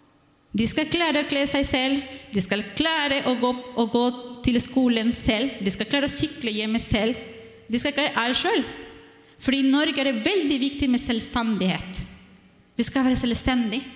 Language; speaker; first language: Norwegian; non-native, fluent; Spanish